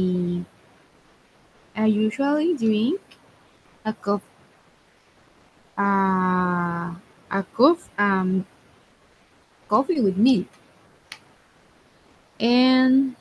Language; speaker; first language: English; non-native, learner; Spanish